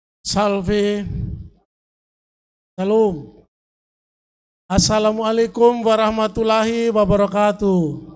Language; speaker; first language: Indonesian; native; Indonesian